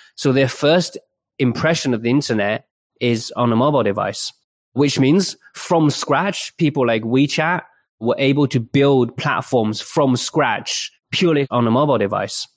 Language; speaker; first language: English; early bilingual, other home language; Chinese